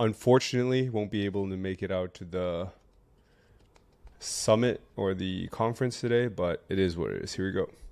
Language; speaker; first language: English; native; English